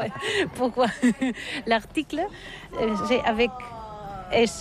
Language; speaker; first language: French; non-native, learner; Catalan